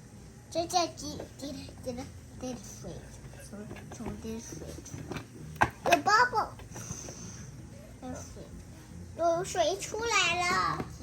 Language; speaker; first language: Chinese; early bilingual, heritage; Chinese